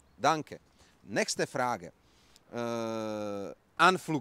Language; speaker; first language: German; non-native, learner; Czech